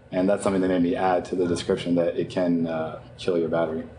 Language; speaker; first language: English; native; English